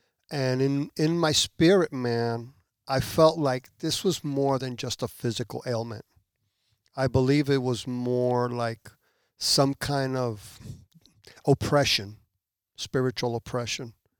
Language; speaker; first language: English; early bilingual, other home language; Spanish